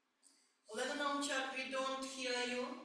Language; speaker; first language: English; non-native, learner; Ukrainian